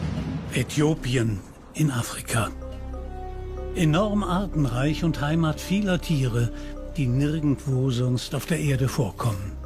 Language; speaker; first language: German; native; German